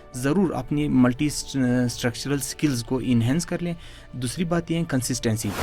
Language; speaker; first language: Urdu; non-native, local second language; Pashto